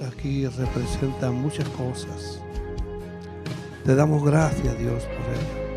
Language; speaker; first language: Spanish; native; Spanish